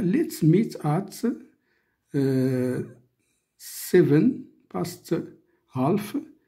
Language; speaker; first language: English; non-native, fluent; Arabic